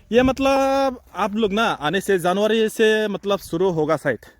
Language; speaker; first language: Hindi; non-native, local second language; Assamese